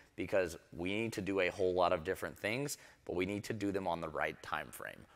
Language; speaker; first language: English; native; English